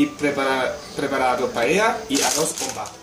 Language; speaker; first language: Spanish; non-native, learner; German